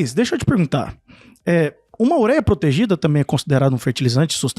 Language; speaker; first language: Portuguese; native; Portuguese